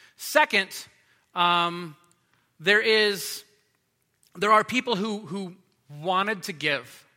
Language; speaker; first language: English; native; English